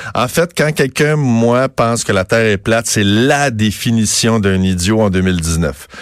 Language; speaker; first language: French; native; French